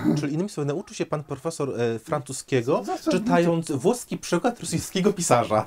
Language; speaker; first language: Polish; native; Polish